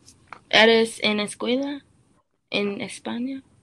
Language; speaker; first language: Spanish; non-native, learner; English